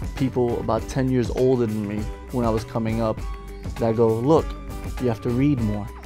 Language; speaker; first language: English; early bilingual, other home language; Spanish